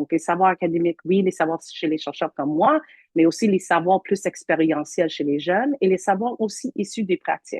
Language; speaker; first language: French; native; French